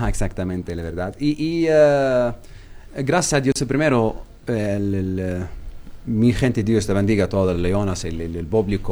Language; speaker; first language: Spanish; non-native, learner; Arabic